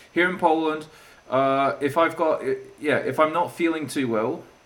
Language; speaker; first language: English; native; English